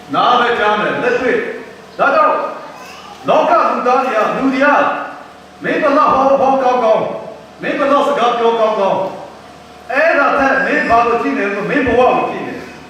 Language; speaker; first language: Burmese; non-native, local second language; Kachin